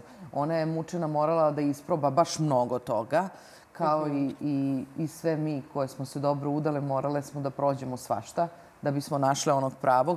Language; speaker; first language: Serbian; native; Serbian